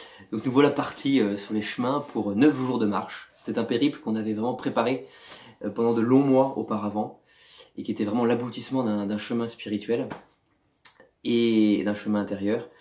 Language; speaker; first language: French; native; French